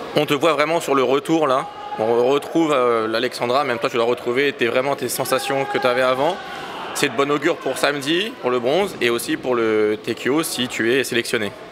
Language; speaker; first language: French; native; French